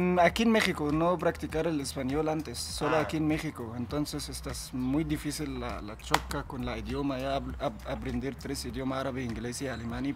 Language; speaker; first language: Spanish; non-native, learner; Arabic